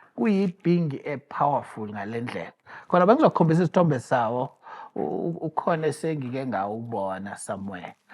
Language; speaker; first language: Zulu; native; Zulu